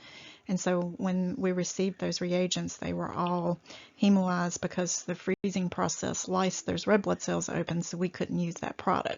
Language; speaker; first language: English; native; English